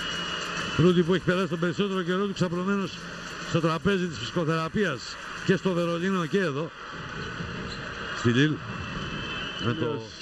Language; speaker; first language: Greek; native; Greek